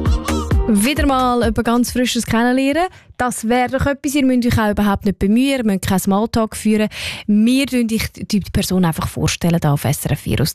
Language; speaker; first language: German; native; German